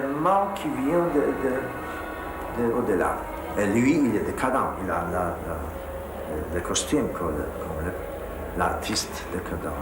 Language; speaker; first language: French; non-native, fluent; Polish